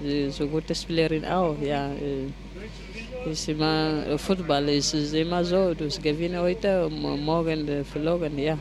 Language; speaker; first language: German; non-native, learner; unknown